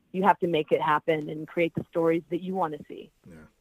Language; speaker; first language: English; native; English